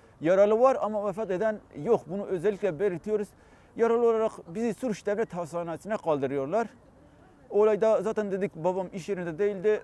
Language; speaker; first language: Turkish; non-native, local second language; Kurdish